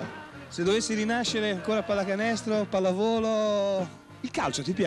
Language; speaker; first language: Italian; native; Italian